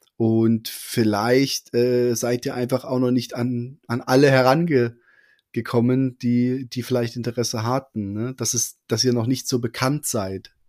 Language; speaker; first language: German; native; German